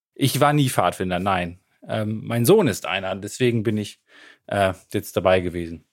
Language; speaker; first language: German; native; German